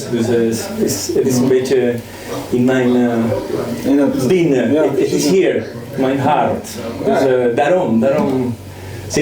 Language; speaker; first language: Dutch; non-native, fluent; Spanish